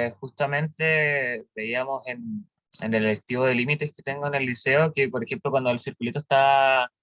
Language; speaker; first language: Spanish; native; Spanish